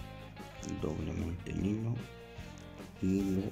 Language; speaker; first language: Spanish; native; Spanish